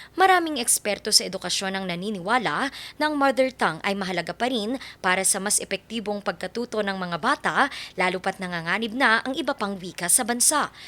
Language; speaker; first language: Filipino; native; Filipino